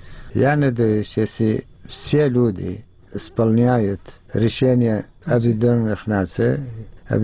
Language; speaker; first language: Russian; non-native, fluent; Arabic